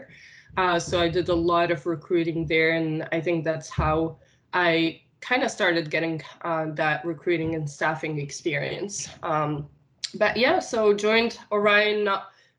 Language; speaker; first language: English; non-native, fluent; Arabic